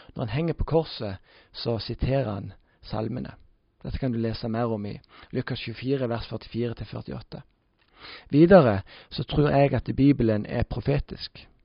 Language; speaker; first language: Norwegian; native; Norwegian